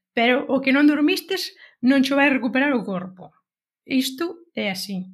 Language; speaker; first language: Galician; native; Galician